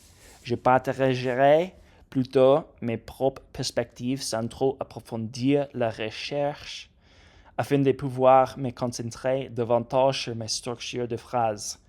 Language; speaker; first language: French; non-native, learner; English